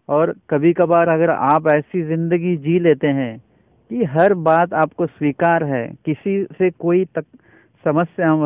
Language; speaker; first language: Hindi; non-native, local second language; Marathi